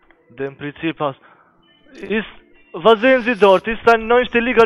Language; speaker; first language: German; non-native, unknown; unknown